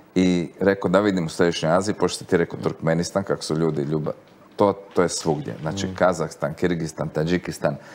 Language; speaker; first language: Croatian; native; Croatian